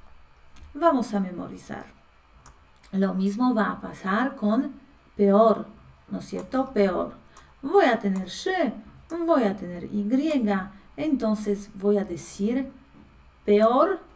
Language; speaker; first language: Spanish; non-native, fluent; Polish